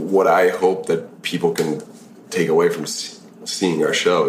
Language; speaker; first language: English; native; English